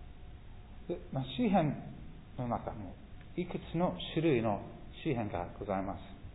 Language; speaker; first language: Japanese; non-native, fluent; English